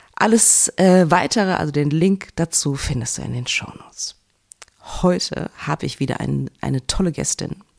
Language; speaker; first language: German; native; German